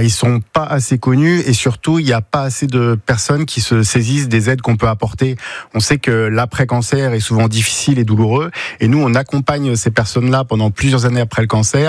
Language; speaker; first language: French; native; French